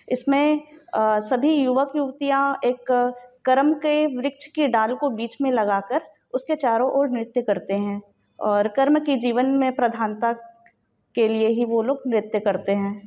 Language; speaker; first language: Hindi; native; Hindi